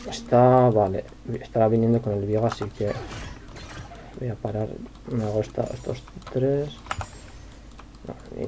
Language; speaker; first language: Spanish; native; Spanish